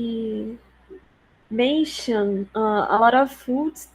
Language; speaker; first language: English; non-native, learner; Portuguese